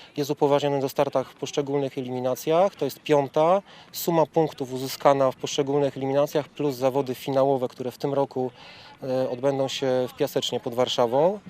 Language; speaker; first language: Polish; native; Polish